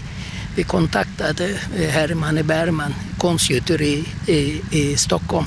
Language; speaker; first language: Swedish; non-native, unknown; Turkish